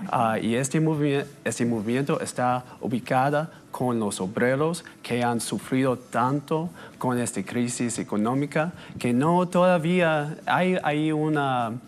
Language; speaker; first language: Spanish; non-native, fluent; English